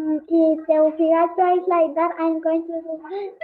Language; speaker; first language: English; non-native, learner; Spanish